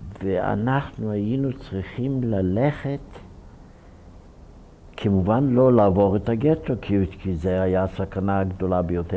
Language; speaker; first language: Hebrew; non-native, fluent; Ukrainian